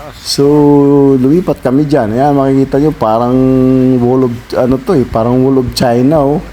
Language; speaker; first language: Filipino; non-native, local second language; Kinaray-a